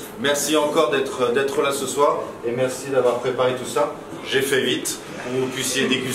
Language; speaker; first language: French; native; French